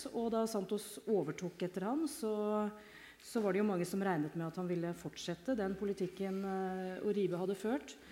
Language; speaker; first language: Norwegian; native; Norwegian